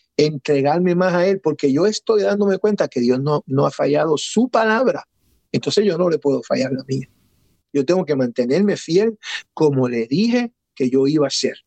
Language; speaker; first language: Spanish; early bilingual, heritage; Spanish